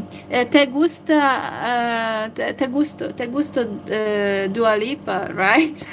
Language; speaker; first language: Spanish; non-native, learner; Hungarian